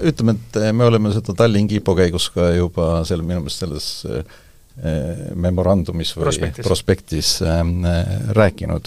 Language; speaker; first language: Estonian; native; Estonian